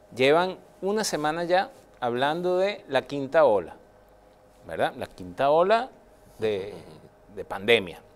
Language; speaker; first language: Spanish; native; Spanish